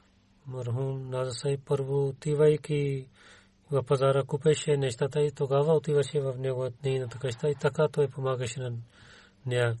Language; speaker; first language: Bulgarian; non-native, learner; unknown